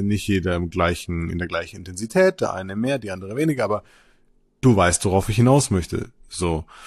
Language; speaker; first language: German; native; German